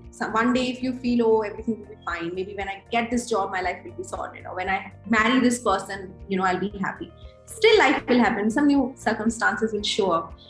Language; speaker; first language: English; non-native, local second language; Hindi